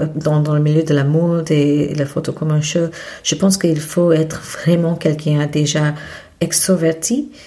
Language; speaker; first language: French; non-native, fluent; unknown